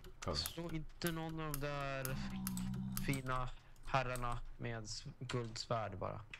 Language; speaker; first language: Swedish; native; Swedish